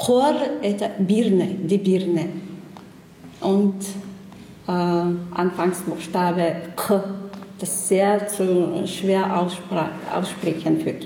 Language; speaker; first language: German; non-native, learner; Chechen